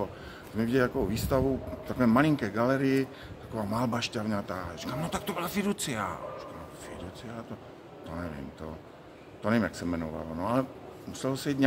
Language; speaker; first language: Czech; native; Czech